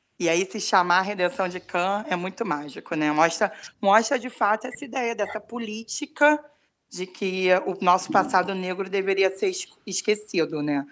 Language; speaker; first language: Portuguese; native; Portuguese